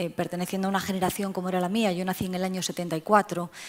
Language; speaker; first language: Spanish; native; Spanish